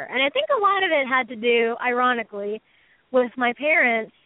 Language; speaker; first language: English; native; English